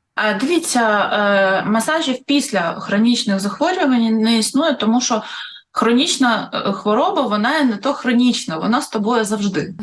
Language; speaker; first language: Ukrainian; non-native, local second language; Russian